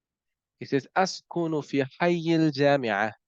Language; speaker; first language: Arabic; non-native, fluent; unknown